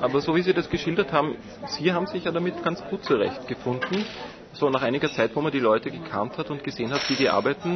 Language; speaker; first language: German; native; German